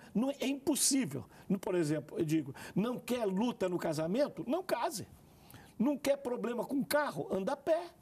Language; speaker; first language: Portuguese; native; Portuguese